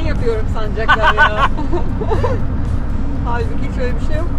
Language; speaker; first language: Turkish; native; Turkish